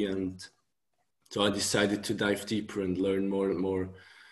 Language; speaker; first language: English; non-native, fluent; Swiss German